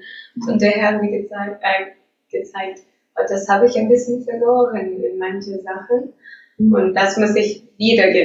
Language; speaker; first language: German; non-native, fluent; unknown